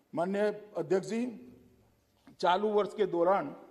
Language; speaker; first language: Hindi; non-native, local second language; Gujarati